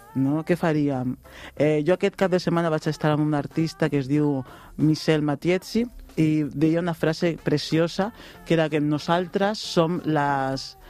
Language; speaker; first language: Catalan; non-native, local second language; Spanish